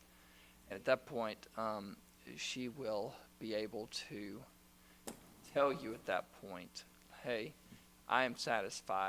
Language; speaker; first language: English; native; English